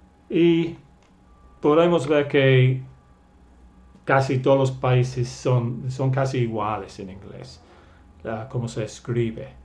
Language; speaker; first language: Spanish; non-native, fluent; English